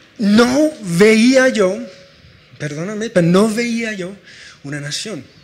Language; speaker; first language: Spanish; non-native, fluent; English